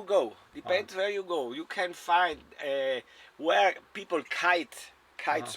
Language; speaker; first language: English; non-native, learner; German